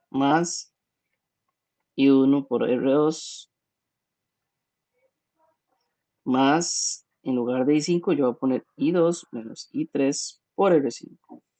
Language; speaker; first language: Spanish; native; Spanish